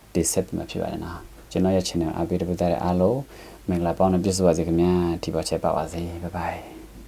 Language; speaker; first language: Burmese; non-native, local second language; S'gaw Karen